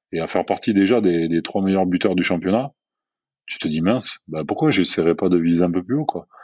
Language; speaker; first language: French; native; French